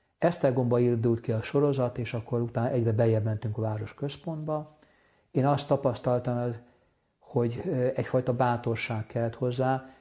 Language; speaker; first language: Hungarian; native; Hungarian